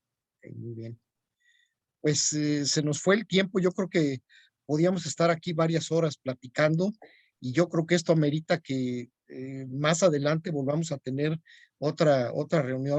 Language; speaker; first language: Spanish; native; Spanish